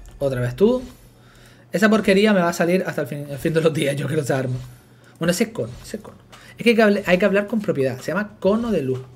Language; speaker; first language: Spanish; native; Spanish